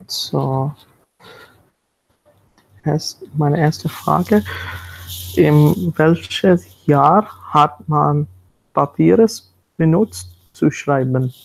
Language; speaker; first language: German; non-native, learner; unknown